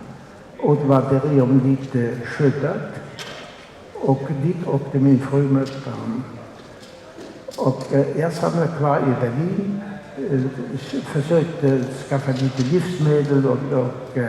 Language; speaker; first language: Swedish; non-native, fluent; German